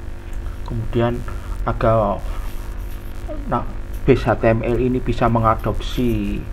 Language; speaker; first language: Indonesian; native; Indonesian